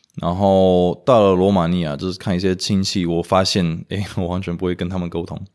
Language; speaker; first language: Chinese; non-native, fluent; Romanian